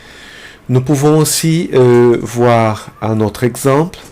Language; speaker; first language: French; non-native, fluent; Portuguese